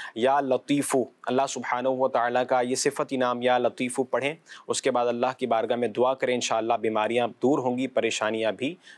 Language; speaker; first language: Urdu; non-native, local second language; Punjabi